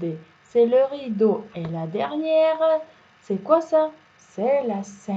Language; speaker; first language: French; non-native, fluent; Uzbek